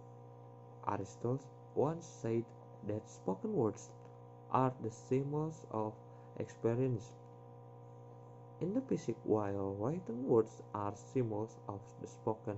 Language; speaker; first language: English; non-native, learner; Indonesian